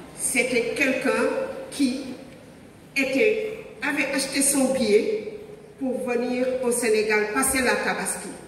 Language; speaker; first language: French; non-native, local second language; Wolof